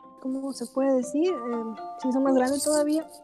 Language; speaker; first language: Spanish; native; Spanish